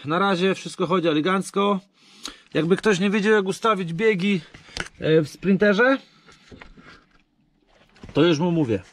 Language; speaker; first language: Polish; native; Polish